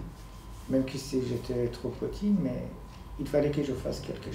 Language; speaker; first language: French; non-native, fluent; Persian